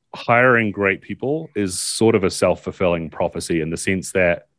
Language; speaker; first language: English; native; English